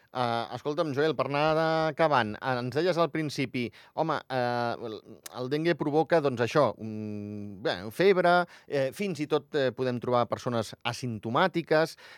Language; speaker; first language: Catalan; native; Catalan